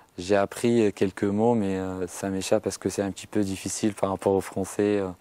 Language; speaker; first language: French; non-native, local second language; Arabic